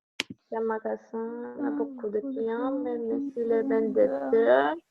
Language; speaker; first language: French; non-native, learner; Spanish